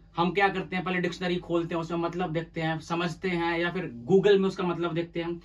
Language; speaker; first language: Hindi; native; Hindi